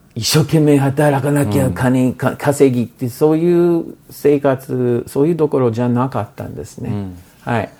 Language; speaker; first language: Japanese; non-native, fluent; English